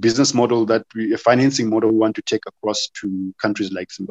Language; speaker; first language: English; non-native, local second language; Shona